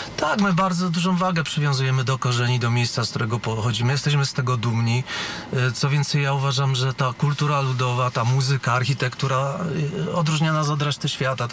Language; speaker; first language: Polish; native; Polish